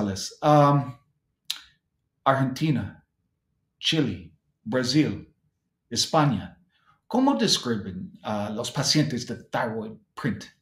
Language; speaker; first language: Spanish; non-native, fluent; English